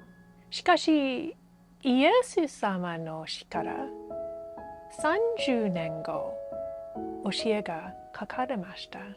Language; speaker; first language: Japanese; non-native, learner; English